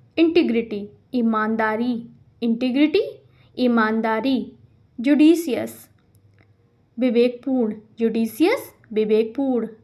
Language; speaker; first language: Hindi; native; Hindi